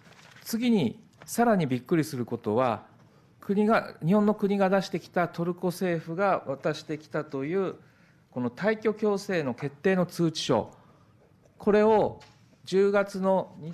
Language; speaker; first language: Japanese; native; Japanese